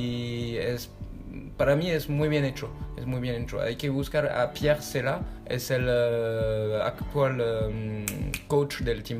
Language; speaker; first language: Spanish; non-native, fluent; French